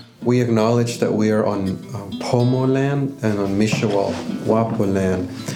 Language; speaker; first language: English; early bilingual, other home language; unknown